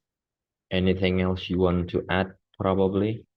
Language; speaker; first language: English; non-native, local second language; Indonesian